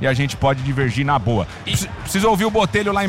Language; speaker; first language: Portuguese; native; Portuguese